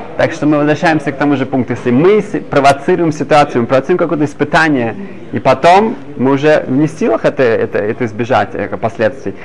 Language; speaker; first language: Russian; early bilingual, heritage; Hebrew